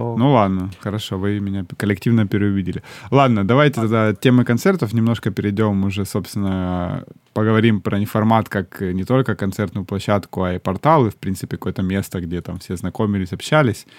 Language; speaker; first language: Russian; native; Russian